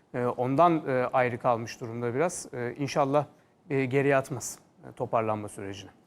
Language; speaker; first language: Turkish; native; Turkish